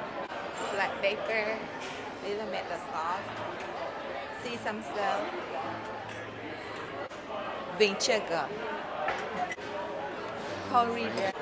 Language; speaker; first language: English; non-native, learner; Vietnamese